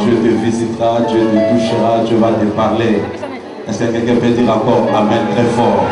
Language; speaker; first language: French; non-native, local second language; Lingala